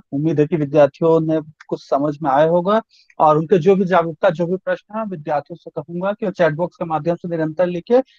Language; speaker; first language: Hindi; native; Hindi